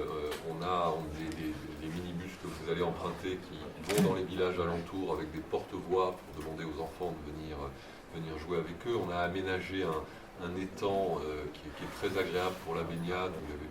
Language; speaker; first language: French; native; French